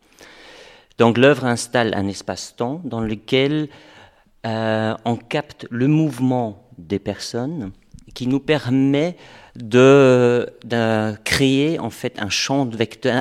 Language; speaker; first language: French; non-native, fluent; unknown